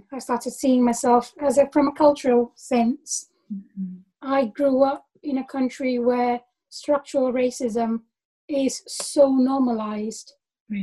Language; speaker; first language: English; non-native, local second language; Tamil